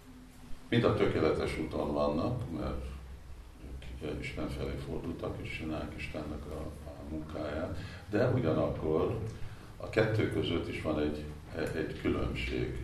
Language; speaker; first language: Hungarian; non-native, fluent; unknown